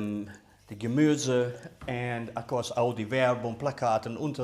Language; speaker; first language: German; early bilingual, other home language; Italian